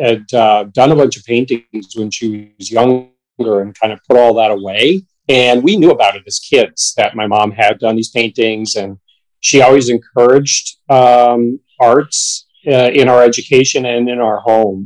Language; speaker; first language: English; native; English